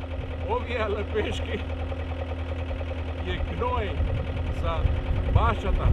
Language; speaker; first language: Macedonian; early bilingual, heritage; Macedonian